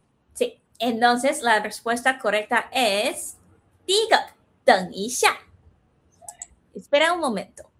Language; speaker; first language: Spanish; non-native, fluent; Chinese